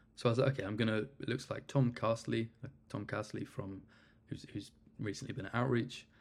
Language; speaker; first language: English; native; English